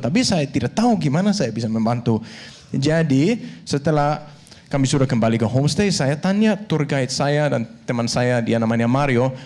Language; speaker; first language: Indonesian; non-native, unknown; Danish